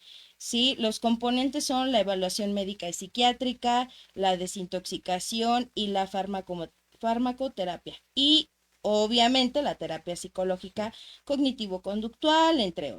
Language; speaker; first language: Spanish; native; Spanish